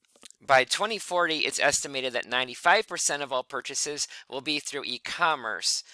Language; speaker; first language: English; native; English